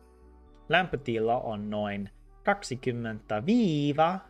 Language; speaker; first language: Finnish; non-native, learner; English